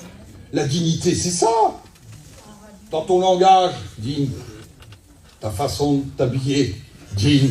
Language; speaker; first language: French; native; French